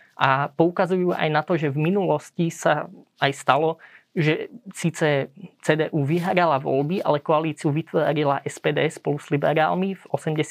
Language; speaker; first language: Slovak; early bilingual, heritage; Slovak